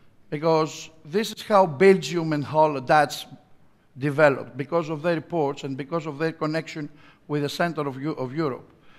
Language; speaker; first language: English; non-native, fluent; Greek